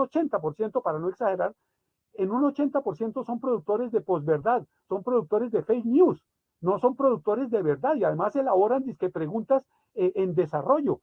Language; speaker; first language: Spanish; native; Spanish